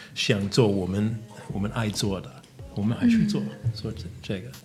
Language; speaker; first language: Chinese; non-native, fluent; English